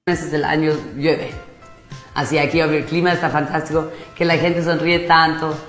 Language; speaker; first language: Spanish; non-native, fluent; German